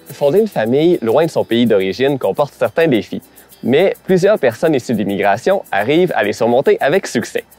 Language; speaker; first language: French; native; French